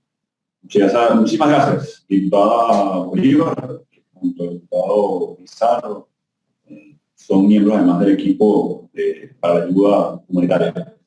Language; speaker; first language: Spanish; native; Spanish